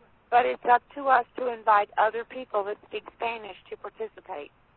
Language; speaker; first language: English; native; English